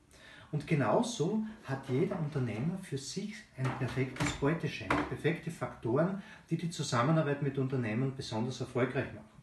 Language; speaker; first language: German; native; German